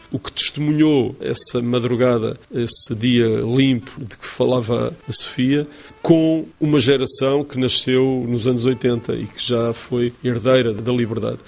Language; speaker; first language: Portuguese; native; Portuguese